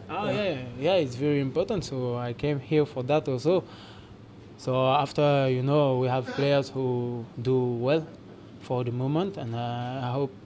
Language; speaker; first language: English; non-native, fluent; French